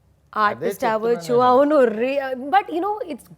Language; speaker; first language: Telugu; non-native, learner; Malayalam